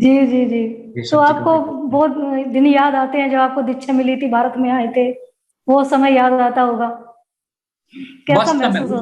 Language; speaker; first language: Hindi; native; Hindi